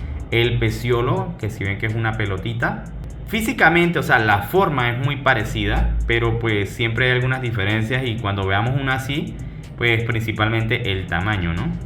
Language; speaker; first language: Spanish; native; Spanish